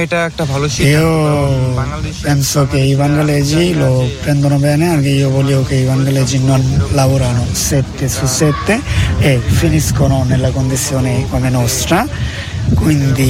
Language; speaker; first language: Italian; non-native, learner; Bangla